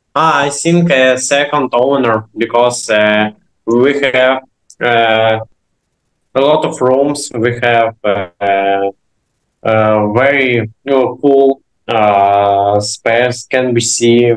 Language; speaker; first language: English; non-native, learner; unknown